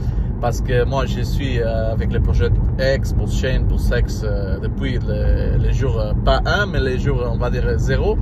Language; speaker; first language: French; non-native, learner; Portuguese